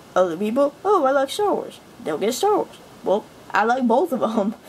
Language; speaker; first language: English; native; English